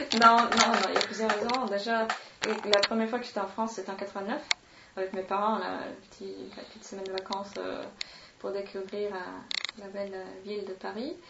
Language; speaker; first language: French; non-native, fluent; Swedish